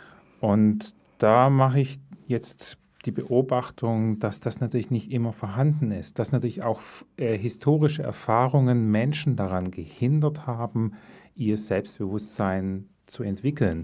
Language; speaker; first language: German; native; German